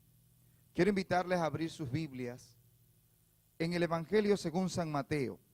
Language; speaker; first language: Spanish; native; Spanish